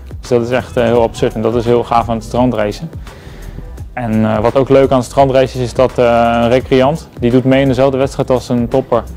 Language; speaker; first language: Dutch; native; Dutch